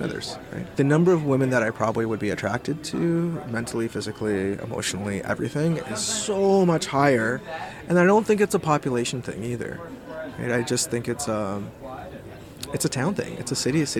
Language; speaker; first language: English; native; English